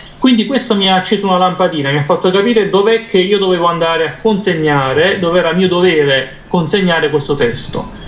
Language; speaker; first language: Italian; native; Italian